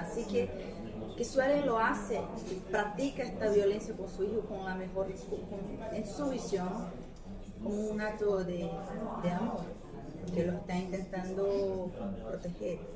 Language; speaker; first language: Spanish; non-native, fluent; Portuguese